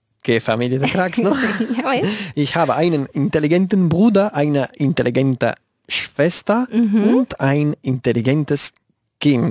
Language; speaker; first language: German; non-native, learner; Spanish